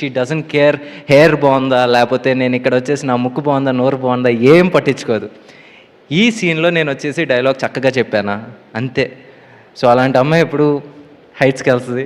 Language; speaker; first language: Telugu; native; Telugu